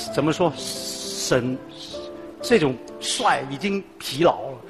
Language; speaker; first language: Chinese; non-native, fluent; Cantonese